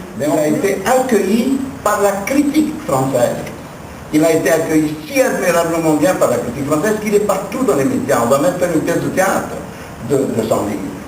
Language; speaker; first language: French; non-native, local second language; Arabic